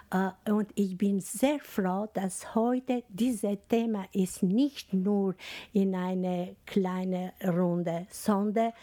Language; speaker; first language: German; non-native, learner; Albanian